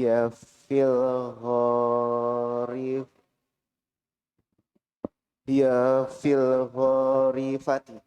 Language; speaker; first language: Arabic; non-native, learner; Indonesian